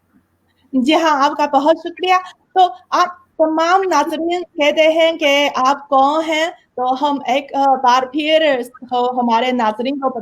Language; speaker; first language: Hindi; non-native, fluent; Chinese